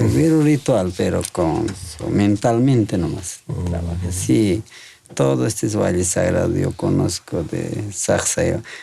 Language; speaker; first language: Spanish; non-native, local second language; Quechua